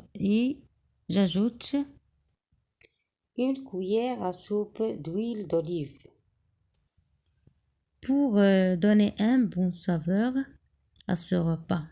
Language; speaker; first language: French; non-native, local second language; Arabic